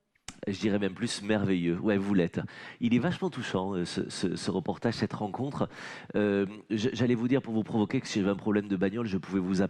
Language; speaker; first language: French; native; French